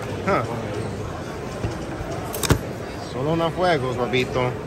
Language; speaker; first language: Spanish; early bilingual, heritage; English